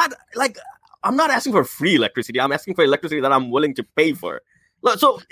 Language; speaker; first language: English; non-native, local second language; Bangla